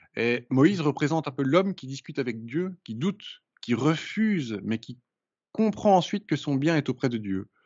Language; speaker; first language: French; native; French